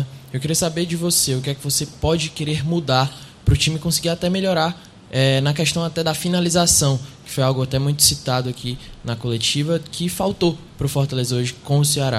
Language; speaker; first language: Portuguese; native; Portuguese